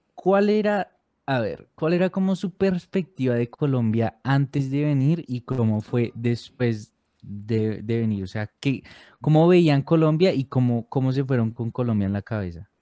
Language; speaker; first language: Spanish; native; Spanish